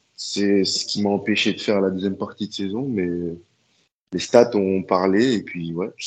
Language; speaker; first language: French; native; French